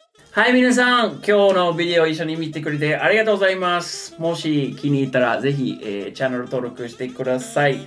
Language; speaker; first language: Japanese; non-native, fluent; English